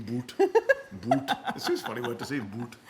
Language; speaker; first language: English; early bilingual, other home language; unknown